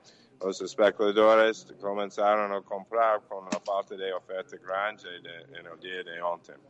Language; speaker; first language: Portuguese; non-native, fluent; English